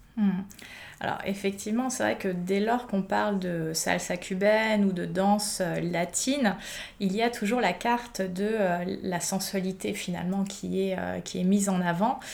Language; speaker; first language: French; native; French